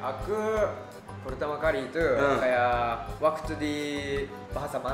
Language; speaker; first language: Indonesian; non-native, fluent; Japanese